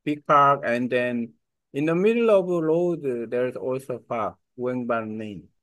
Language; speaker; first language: English; non-native, learner; Korean